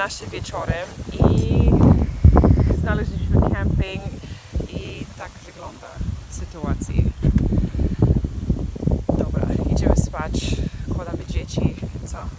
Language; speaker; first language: Polish; non-native, fluent; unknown